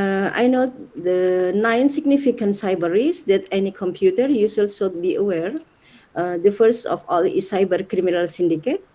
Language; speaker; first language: English; non-native, learner; Indonesian